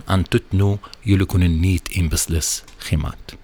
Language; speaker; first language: Dutch; non-native, learner; Arabic